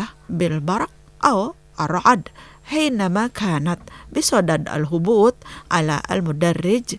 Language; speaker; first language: Arabic; non-native, fluent; Indonesian